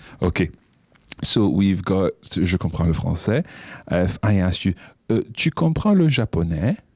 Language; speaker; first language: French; non-native, fluent; English